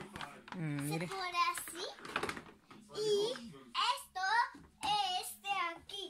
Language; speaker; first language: Spanish; early bilingual, heritage; Spanish